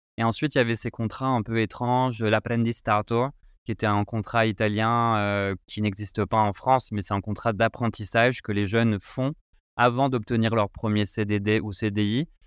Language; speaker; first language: French; native; French